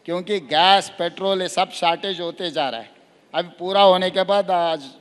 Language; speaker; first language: Hindi; non-native, local second language; Telugu